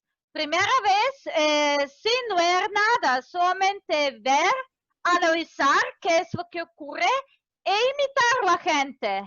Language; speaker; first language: Spanish; non-native, fluent; Serbian